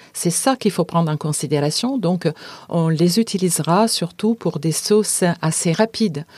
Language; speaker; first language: French; non-native, fluent; Italian